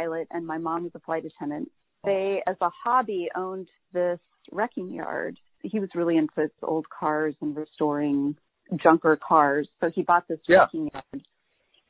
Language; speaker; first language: English; native; English